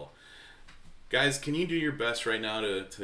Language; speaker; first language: English; native; English